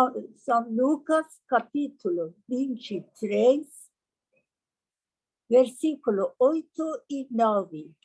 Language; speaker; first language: Portuguese; non-native, learner; Persian